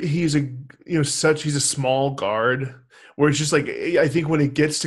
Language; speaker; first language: English; native; English